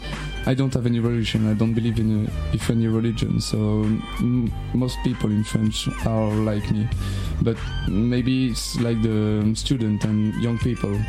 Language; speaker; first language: English; non-native, learner; French